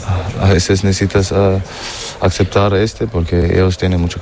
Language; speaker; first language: Spanish; non-native, learner; German